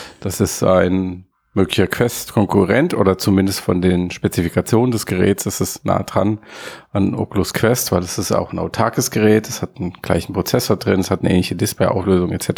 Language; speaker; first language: German; native; German